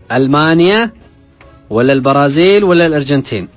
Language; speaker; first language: Arabic; native; Arabic